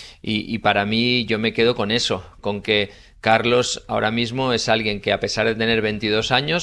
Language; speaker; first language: Spanish; native; Spanish